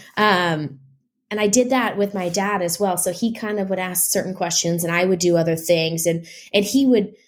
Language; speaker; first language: English; native; English